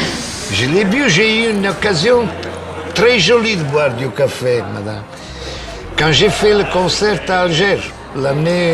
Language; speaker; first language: French; non-native, fluent; Italian